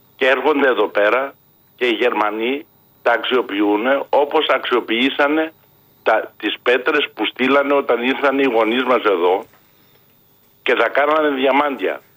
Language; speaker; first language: Greek; early bilingual, heritage; Greek